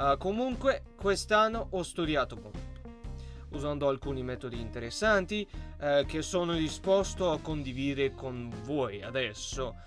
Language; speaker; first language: Italian; non-native, learner; Russian